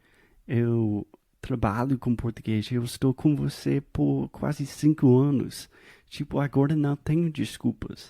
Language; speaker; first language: Portuguese; non-native, fluent; English